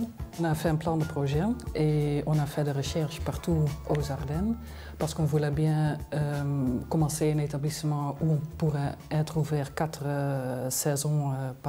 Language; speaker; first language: French; non-native, fluent; Dutch